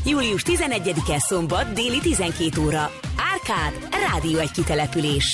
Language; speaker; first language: Hungarian; native; Hungarian